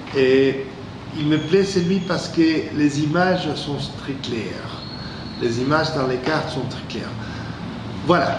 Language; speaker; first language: French; non-native, fluent; English